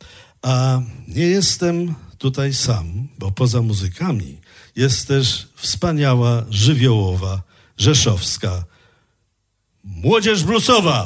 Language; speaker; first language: Polish; native; Polish